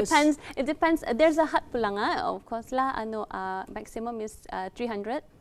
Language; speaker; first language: English; non-native, local second language; Malay